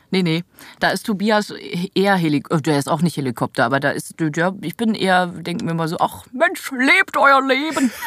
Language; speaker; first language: German; native; German